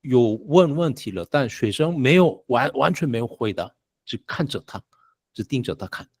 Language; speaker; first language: Chinese; non-native, fluent; Korean